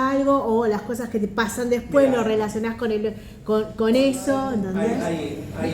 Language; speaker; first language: Spanish; native; Spanish